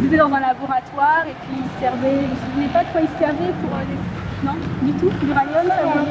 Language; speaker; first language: French; native; French